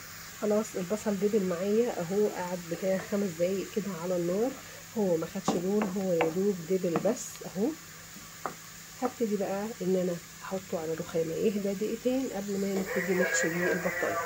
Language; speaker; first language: Arabic; native; Arabic